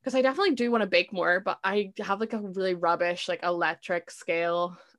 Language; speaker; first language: English; native; English